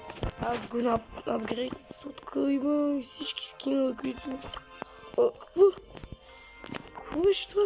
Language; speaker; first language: Bulgarian; native; Bulgarian